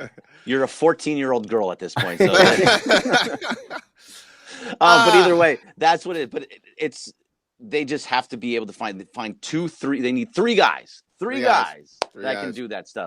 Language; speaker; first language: English; native; English